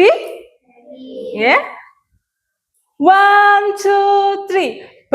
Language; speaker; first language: English; non-native, learner; Indonesian